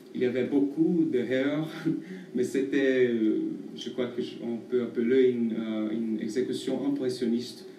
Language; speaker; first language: French; non-native, fluent; Portuguese